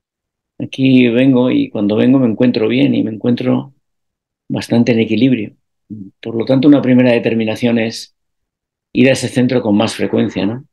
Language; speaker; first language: Spanish; native; Spanish